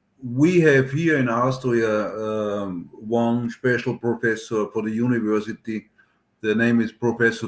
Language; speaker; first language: English; non-native, learner; German